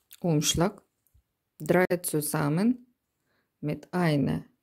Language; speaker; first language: German; non-native, learner; Russian